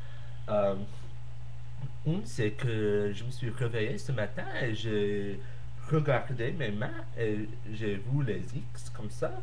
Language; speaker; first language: French; non-native, learner; English